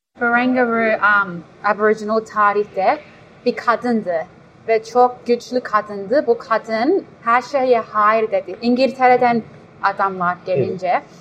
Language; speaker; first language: Turkish; early bilingual, heritage; Turkish